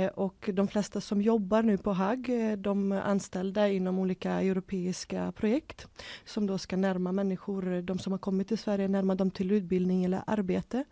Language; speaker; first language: Swedish; early bilingual, other home language; Ukrainian